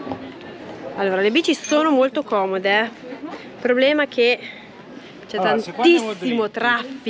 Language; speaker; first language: Italian; native; Italian